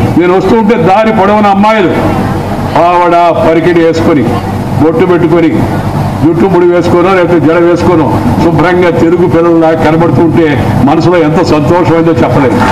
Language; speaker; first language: Telugu; native; Telugu